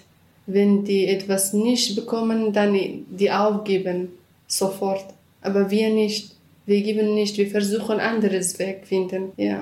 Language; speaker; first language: German; non-native, learner; Kurdish